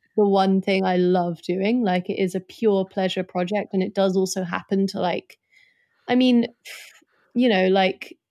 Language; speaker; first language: English; native; English